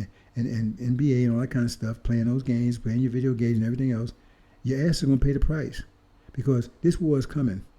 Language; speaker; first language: English; native; English